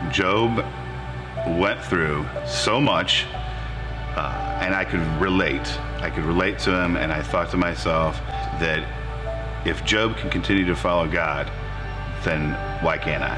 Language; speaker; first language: English; native; English